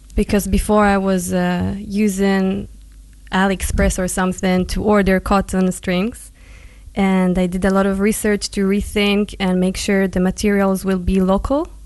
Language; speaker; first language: English; non-native, fluent; Hebrew